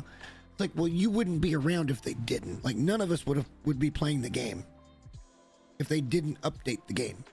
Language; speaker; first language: English; native; English